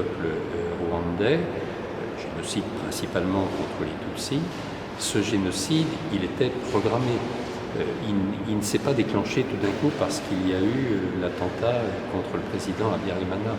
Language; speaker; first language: French; native; French